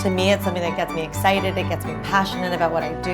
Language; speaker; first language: English; native; English